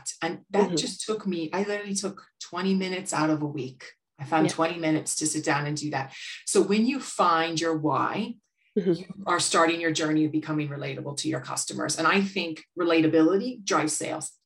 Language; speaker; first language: English; native; English